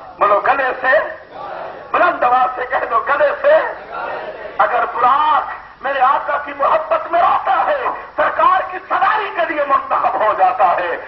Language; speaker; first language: Urdu; non-native, local second language; Sindhi